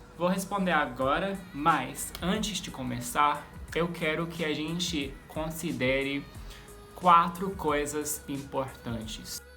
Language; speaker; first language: Portuguese; non-native, fluent; English